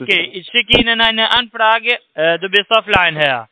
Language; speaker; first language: German; non-native, learner; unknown